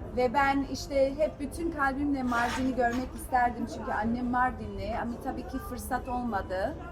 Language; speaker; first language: Turkish; early bilingual, heritage; Turkish